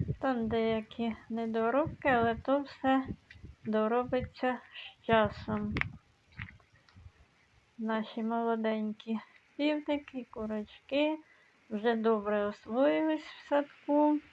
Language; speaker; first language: Ukrainian; native; Ukrainian